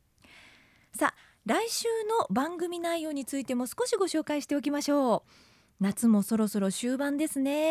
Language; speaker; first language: Japanese; native; Japanese